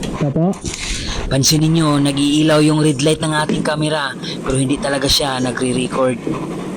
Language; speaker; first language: Filipino; non-native, local second language; Cebuano